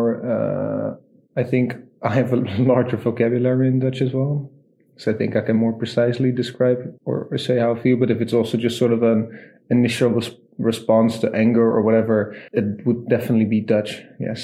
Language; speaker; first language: English; non-native, fluent; Dutch